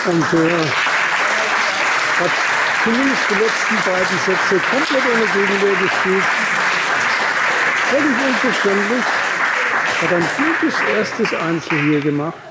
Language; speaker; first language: German; native; German